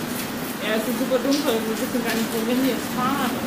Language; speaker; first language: German; non-native, fluent; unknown